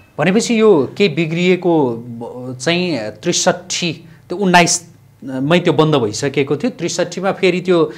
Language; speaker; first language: Nepali; native; Nepali